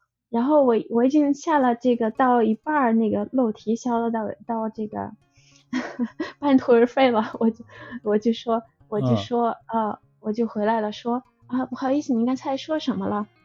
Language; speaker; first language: Chinese; non-native, fluent; Russian